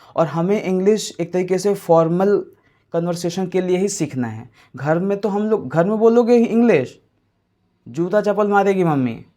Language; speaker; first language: Hindi; native; Hindi